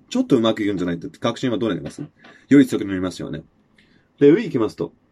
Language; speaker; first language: Japanese; non-native, fluent; English